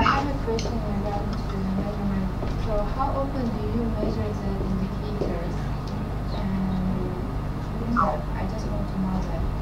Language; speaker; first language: English; non-native, fluent; Russian